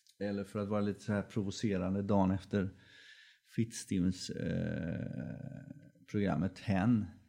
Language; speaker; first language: Swedish; native; Swedish